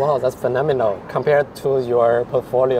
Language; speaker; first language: English; non-native, fluent; Chinese